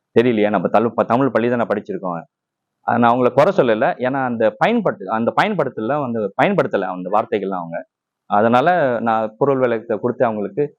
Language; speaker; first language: Tamil; non-native, local second language; Chinese